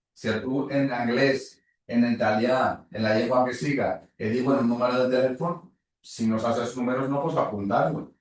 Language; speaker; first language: Catalan; native; Catalan